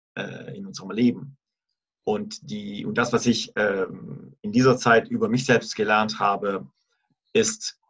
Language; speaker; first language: German; non-native, fluent; Italian